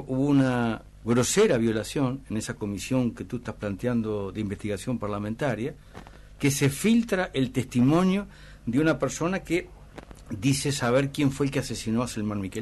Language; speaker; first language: Spanish; native; Spanish